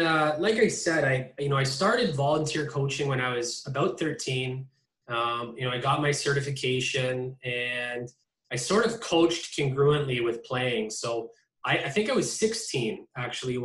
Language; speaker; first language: English; native; English